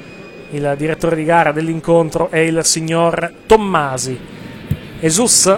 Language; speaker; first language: Italian; native; Italian